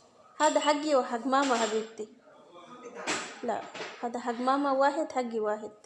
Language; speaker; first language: Arabic; non-native, learner; Bangla